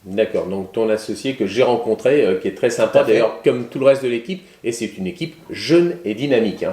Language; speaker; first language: French; native; French